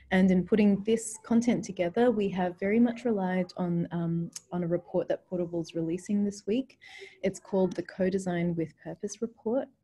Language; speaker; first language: English; native; English